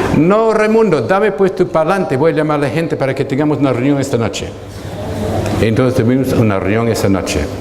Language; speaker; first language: Spanish; non-native, fluent; English